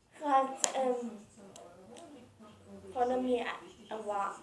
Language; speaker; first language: German; native; German